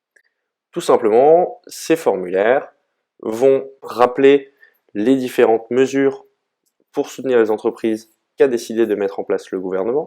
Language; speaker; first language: French; native; French